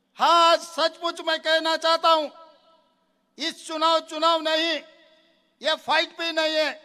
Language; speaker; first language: Hindi; non-native, local second language; Telugu